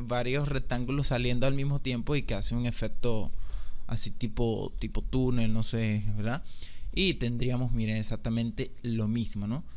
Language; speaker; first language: Spanish; native; Spanish